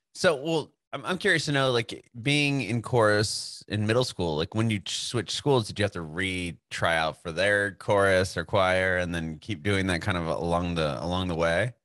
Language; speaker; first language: English; native; English